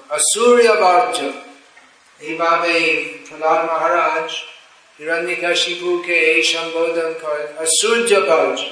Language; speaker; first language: Bangla; non-native, fluent; English